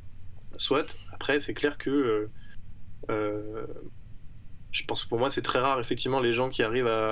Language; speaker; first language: French; native; French